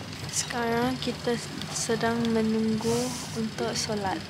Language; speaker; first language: Malay; non-native, local second language; English